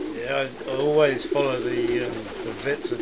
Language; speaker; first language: English; native; English